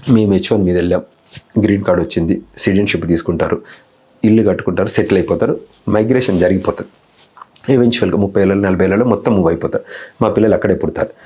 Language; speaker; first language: Telugu; native; Telugu